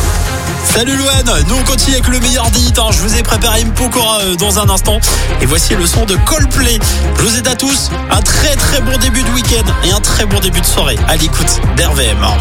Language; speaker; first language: French; native; French